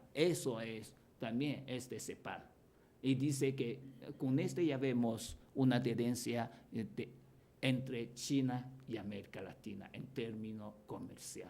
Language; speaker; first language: Spanish; non-native, fluent; Chinese